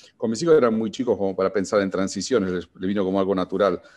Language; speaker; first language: Spanish; native; Spanish